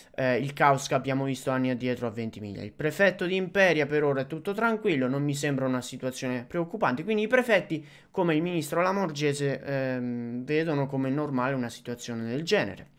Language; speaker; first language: Italian; native; Italian